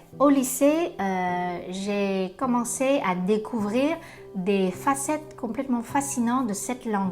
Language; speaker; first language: French; non-native, fluent; Vietnamese